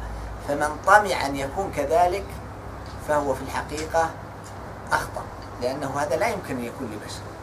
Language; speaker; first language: Arabic; native; Arabic